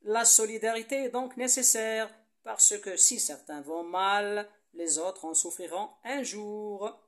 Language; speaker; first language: French; non-native, local second language; Arabic